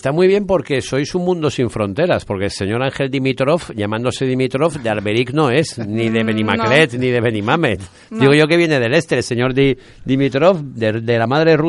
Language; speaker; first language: Spanish; native; Spanish